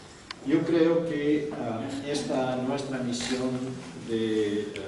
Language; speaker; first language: Spanish; non-native, fluent; Portuguese